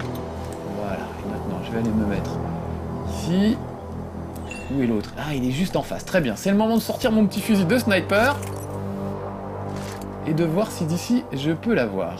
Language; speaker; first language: French; native; French